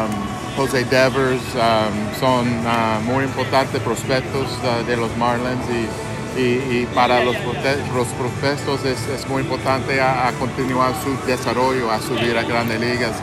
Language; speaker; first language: Spanish; non-native, fluent; English